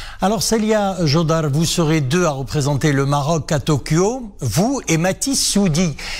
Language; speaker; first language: French; non-native, local second language; Arabic